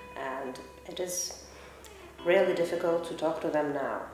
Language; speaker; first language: English; non-native, fluent; Russian